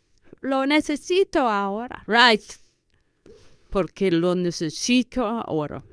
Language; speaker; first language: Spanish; non-native, fluent; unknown